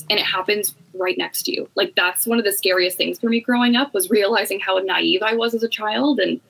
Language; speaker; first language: English; native; English